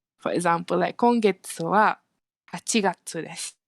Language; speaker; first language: Japanese; non-native, fluent; Malay